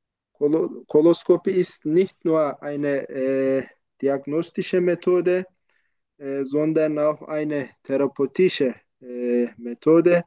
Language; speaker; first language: German; non-native, learner; Turkish